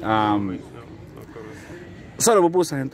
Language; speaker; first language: Spanish; native; Spanish